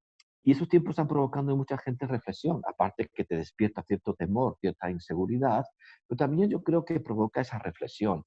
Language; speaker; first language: Spanish; native; Spanish